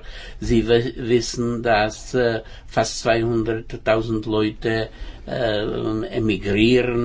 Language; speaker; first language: German; non-native, fluent; Czech